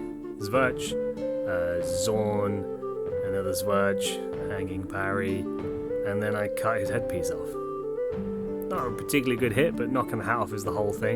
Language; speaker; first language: English; native; English